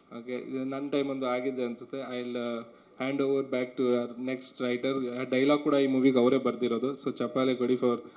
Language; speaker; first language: Kannada; non-native, local second language; Marwari